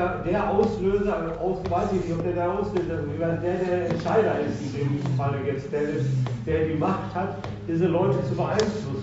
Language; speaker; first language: German; native; German